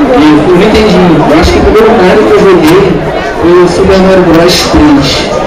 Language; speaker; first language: Portuguese; native; Portuguese